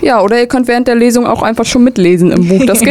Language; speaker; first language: German; native; German